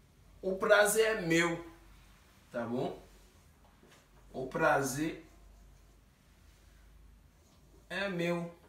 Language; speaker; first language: Portuguese; non-native, learner; Haitian Creole